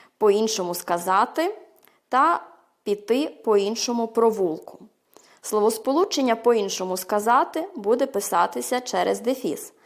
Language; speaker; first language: Ukrainian; early bilingual, heritage; Ukrainian